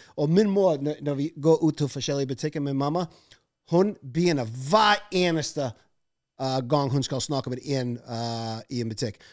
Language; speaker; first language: Norwegian; non-native, fluent; English